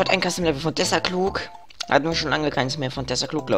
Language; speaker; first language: German; native; German